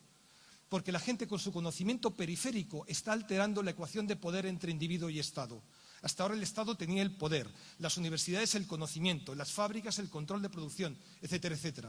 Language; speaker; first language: Spanish; native; Spanish